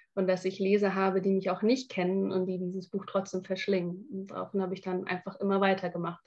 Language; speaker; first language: German; native; German